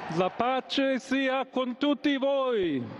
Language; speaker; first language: Italian; non-native, fluent; English